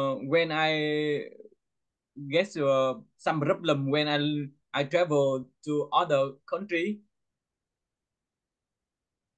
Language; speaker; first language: English; non-native, learner; Vietnamese